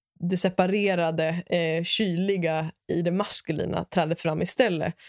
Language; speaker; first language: Swedish; native; Swedish